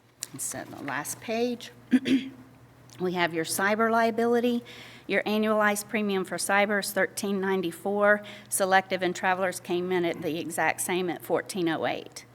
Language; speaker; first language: English; native; English